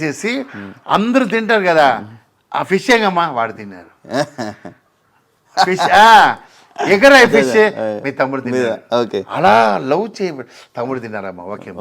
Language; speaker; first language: Telugu; non-native, local second language; Tamil